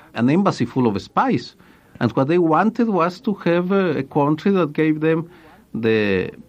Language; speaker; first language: English; non-native, fluent; Spanish